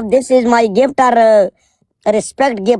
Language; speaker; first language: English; non-native, learner; Urdu